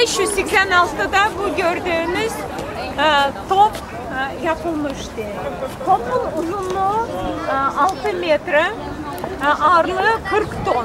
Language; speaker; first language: Turkish; non-native, fluent; Russian